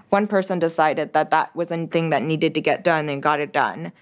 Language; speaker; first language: English; early bilingual, other home language; French